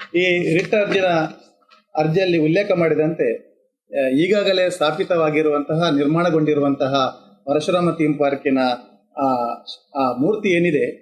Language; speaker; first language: Kannada; native; Kannada